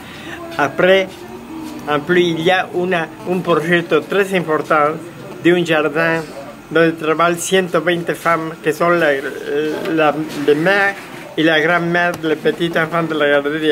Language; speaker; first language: French; non-native, learner; Spanish